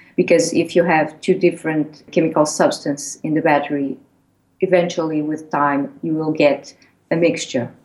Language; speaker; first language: English; non-native, fluent; Portuguese